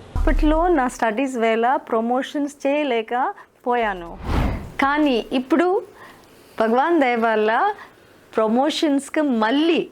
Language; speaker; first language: Telugu; non-native, learner; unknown